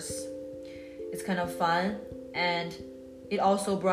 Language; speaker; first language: English; non-native, learner; Chinese